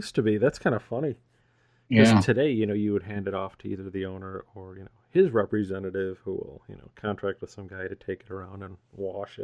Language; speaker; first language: English; native; English